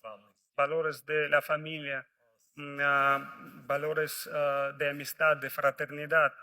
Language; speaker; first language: Spanish; non-native, fluent; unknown